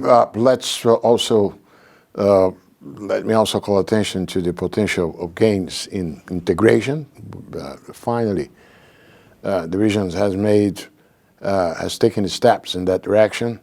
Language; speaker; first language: English; non-native, fluent; Portuguese